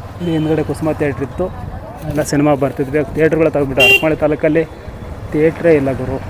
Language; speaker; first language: Kannada; native; Kannada